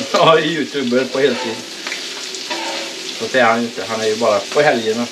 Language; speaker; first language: Swedish; native; Swedish